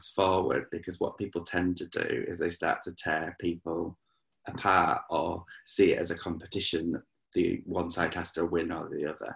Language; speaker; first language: English; native; English